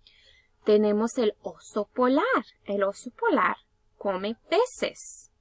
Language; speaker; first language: Spanish; early bilingual, heritage; Spanish